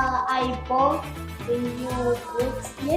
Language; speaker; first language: English; non-native, learner; Indonesian